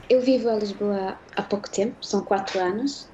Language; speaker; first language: Portuguese; early bilingual, heritage; Portuguese